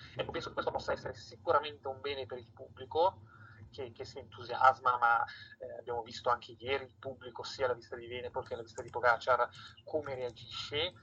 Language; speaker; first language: Italian; native; Italian